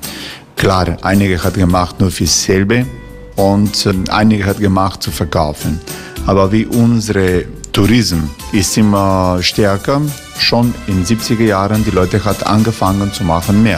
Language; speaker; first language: German; non-native, learner; Croatian